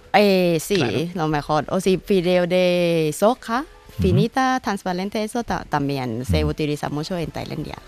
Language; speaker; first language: Spanish; non-native, learner; Thai